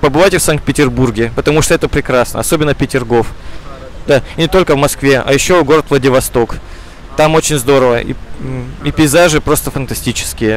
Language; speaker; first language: Russian; native; Russian